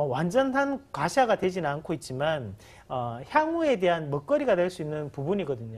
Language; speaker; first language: Korean; native; Korean